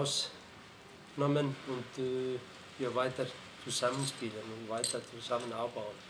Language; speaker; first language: German; non-native, fluent; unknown